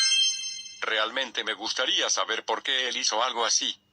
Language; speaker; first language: Spanish; non-native, learner; English